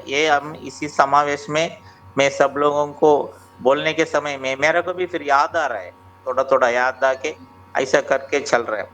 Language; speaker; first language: Hindi; non-native, local second language; Telugu